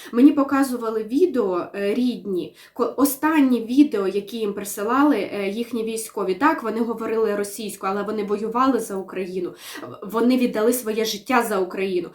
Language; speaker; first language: Ukrainian; non-native, local second language; Russian